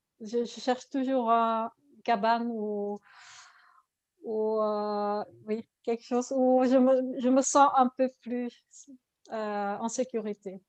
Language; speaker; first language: French; non-native, learner; Dutch